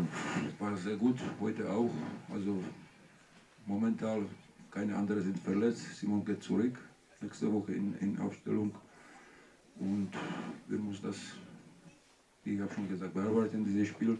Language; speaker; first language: German; non-native, learner; Czech